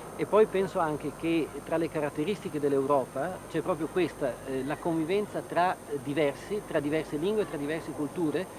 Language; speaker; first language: Italian; non-native, local second language; German